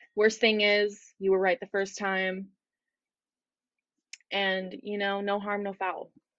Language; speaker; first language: English; native; English